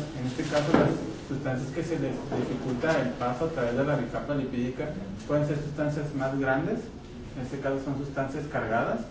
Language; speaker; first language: Spanish; native; Spanish